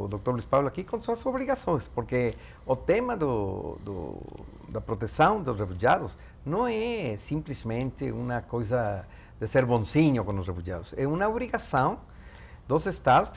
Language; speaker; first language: Portuguese; non-native, fluent; Spanish